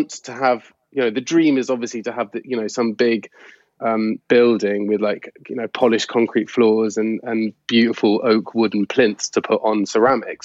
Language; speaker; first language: English; native; English